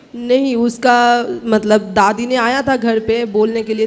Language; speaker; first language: Hindi; non-native, local second language; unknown